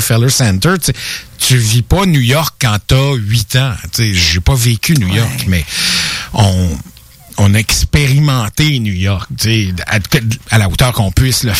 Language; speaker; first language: French; native; French